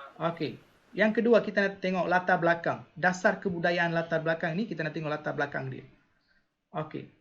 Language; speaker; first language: Malay; non-native, local second language; Tamil